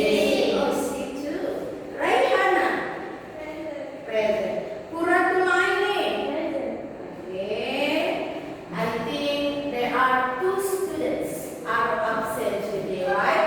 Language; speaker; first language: English; non-native, fluent; Indonesian